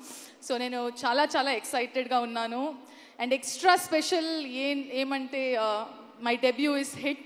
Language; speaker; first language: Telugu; non-native, learner; Kannada